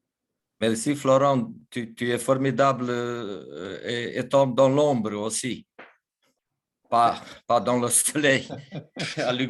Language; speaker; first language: French; non-native, fluent; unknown